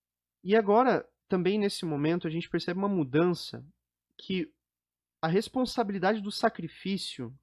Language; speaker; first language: Portuguese; native; Portuguese